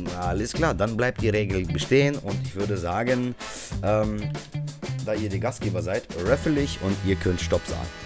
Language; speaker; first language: German; early bilingual, other home language; Russian